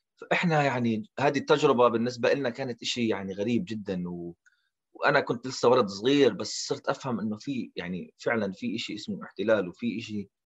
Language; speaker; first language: Arabic; early bilingual, heritage; Arabic